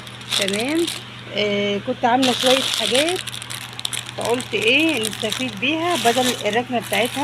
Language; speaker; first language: Arabic; native; Arabic